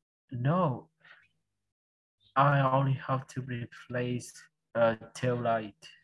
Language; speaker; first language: English; non-native, learner; Vietnamese